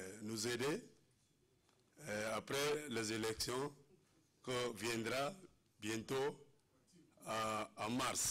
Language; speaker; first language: French; non-native, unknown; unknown